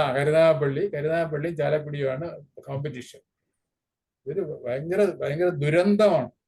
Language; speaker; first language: Malayalam; native; Malayalam